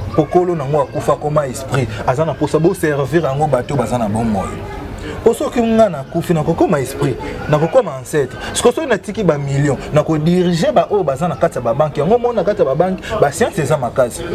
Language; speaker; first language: Lingala; non-native, local second language; Kongo